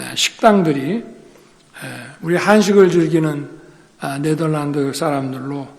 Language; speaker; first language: Korean; native; Korean